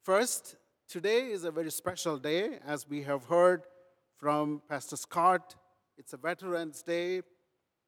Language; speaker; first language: English; non-native, local second language; Telugu